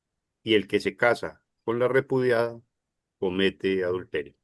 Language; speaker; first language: Spanish; native; Spanish